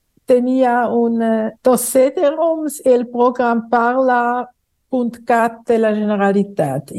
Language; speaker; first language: Catalan; non-native, fluent; German